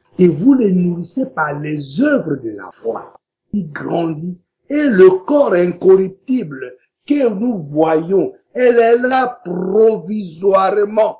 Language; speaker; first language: French; non-native, local second language; Lingala